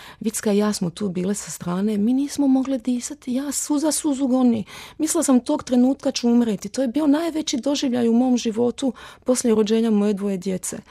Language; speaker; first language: Croatian; early bilingual, heritage; Croatian